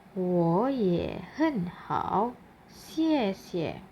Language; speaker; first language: Chinese; non-native, fluent; Malay